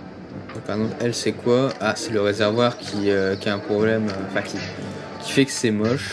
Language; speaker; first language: French; native; French